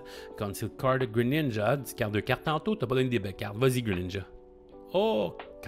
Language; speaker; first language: French; native; French